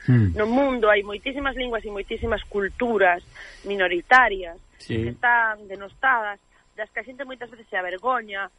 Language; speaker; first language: Galician; native; Galician